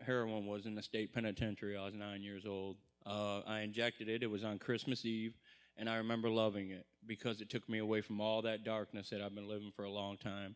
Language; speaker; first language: English; native; English